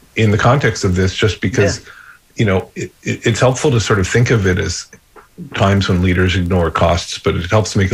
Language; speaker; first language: English; native; English